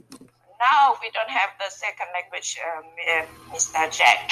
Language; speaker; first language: English; non-native, learner; Vietnamese